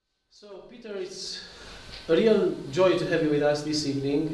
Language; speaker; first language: English; non-native, fluent; Romanian